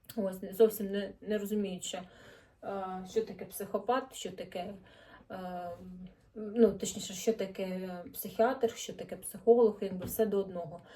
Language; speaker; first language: Ukrainian; native; Ukrainian